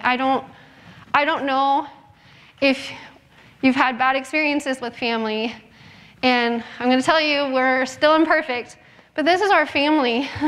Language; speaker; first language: English; native; English